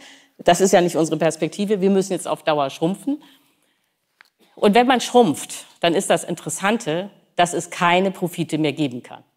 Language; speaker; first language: German; native; German